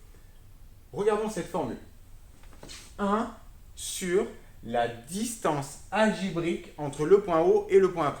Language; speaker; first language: French; native; French